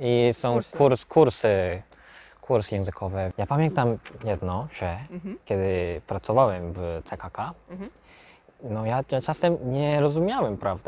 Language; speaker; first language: Polish; non-native, learner; Korean